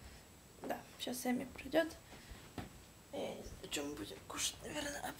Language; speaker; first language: Russian; early bilingual, heritage; Russian